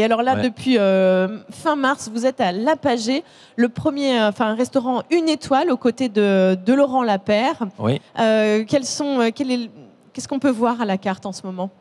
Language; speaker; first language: French; native; French